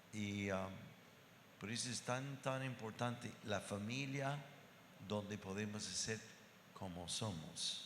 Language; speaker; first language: Spanish; non-native, fluent; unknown